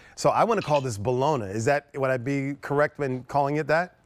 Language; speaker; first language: English; native; English